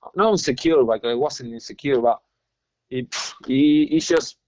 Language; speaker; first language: English; non-native, fluent; Spanish